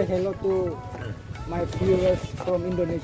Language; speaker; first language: English; non-native, learner; Indonesian